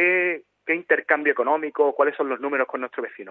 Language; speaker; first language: Spanish; native; Spanish